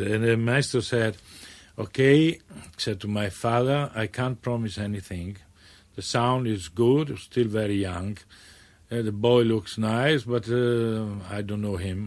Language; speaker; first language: English; non-native, fluent; Italian